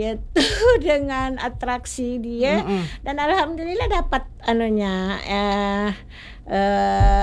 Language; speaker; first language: Indonesian; native; Indonesian